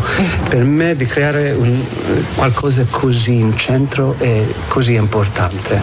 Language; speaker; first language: Italian; non-native, learner; English